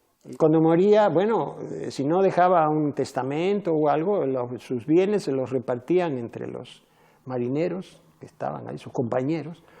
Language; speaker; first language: Spanish; native; Spanish